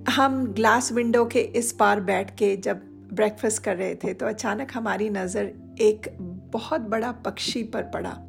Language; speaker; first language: Hindi; non-native, local second language; Odia